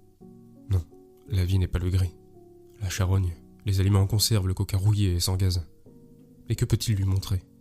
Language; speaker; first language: French; native; French